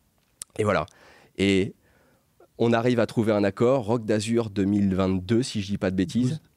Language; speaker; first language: French; native; French